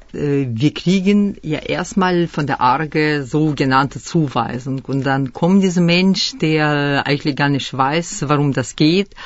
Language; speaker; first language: German; early bilingual, other home language; Russian